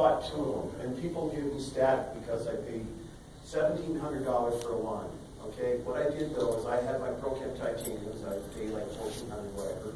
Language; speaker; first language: English; native; English